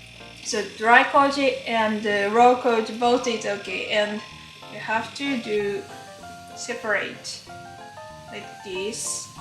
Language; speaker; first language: English; non-native, learner; Japanese